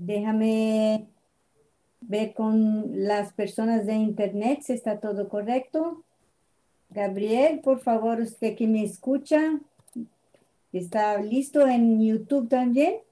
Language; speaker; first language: Spanish; non-native, fluent; Portuguese